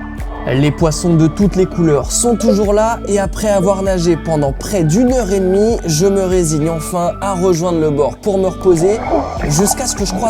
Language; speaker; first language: French; native; French